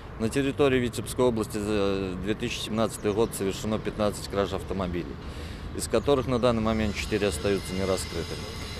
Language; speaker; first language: Russian; native; Russian